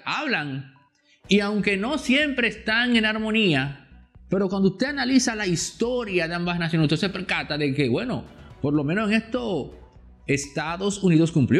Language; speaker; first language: Spanish; native; Spanish